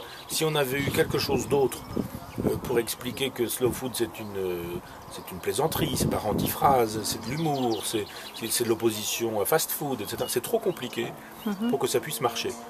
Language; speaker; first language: French; native; French